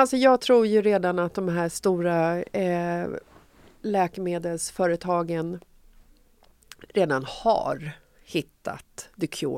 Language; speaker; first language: Swedish; native; Swedish